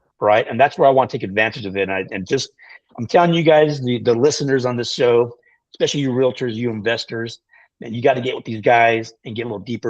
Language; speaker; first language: English; native; English